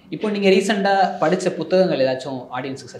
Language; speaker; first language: Tamil; native; Tamil